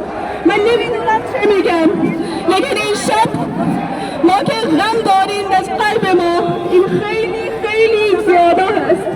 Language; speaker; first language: Persian; non-native, learner; Urdu